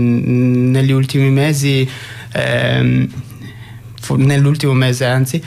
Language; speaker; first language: Italian; non-native, fluent; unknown